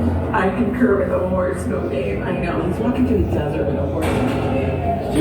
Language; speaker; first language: English; native; English